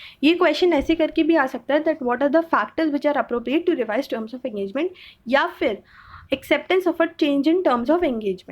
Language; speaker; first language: Hindi; native; Hindi